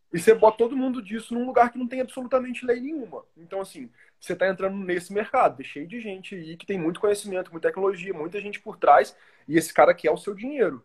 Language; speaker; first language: Portuguese; native; Portuguese